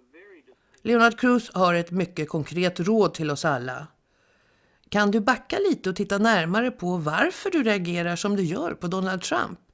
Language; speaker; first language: Swedish; native; Swedish